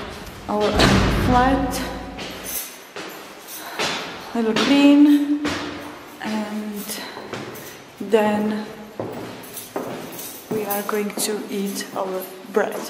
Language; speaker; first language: English; non-native, learner; Czech